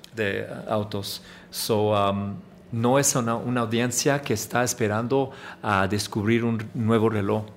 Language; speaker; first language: Spanish; early bilingual, heritage; Spanish